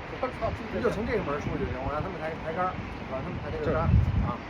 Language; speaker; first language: Chinese; native; Chinese